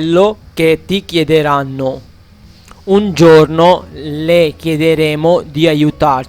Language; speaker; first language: Italian; non-native, fluent; Urdu